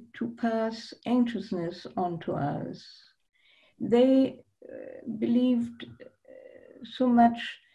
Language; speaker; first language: English; non-native, fluent; German